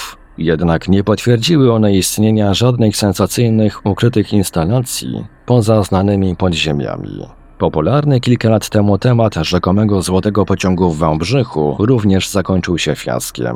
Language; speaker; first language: Polish; native; Polish